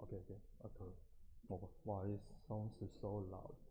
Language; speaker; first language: English; non-native, learner; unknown